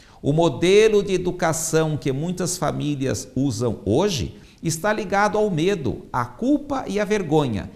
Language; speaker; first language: Portuguese; native; Portuguese